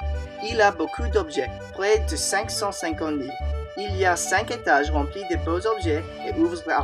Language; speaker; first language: French; non-native, learner; English